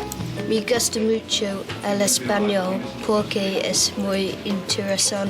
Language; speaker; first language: Spanish; non-native, learner; English